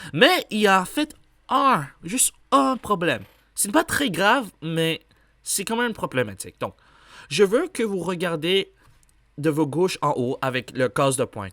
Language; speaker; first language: French; native; French